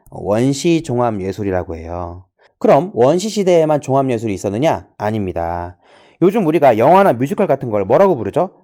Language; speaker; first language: Korean; native; Korean